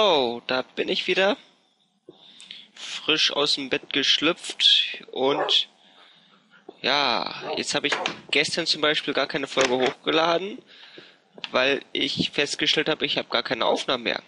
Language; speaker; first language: German; native; German